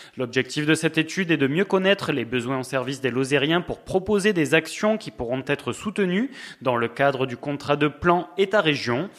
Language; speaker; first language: French; native; French